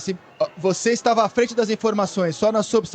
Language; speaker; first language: Portuguese; native; Portuguese